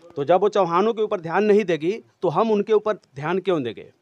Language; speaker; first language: Hindi; native; Hindi